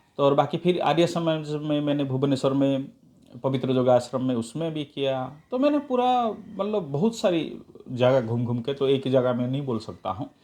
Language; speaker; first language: Hindi; non-native, local second language; Odia